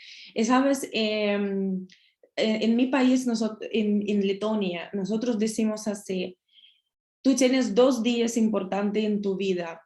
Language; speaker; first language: Spanish; non-native, learner; Russian